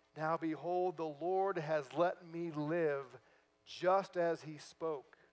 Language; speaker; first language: English; native; English